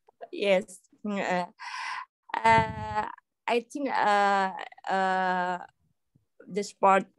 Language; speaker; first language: English; non-native, learner; Indonesian